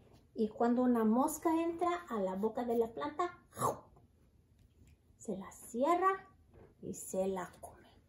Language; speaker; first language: Spanish; early bilingual, heritage; Spanish